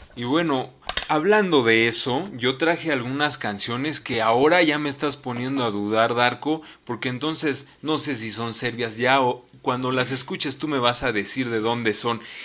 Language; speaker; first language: Spanish; native; Spanish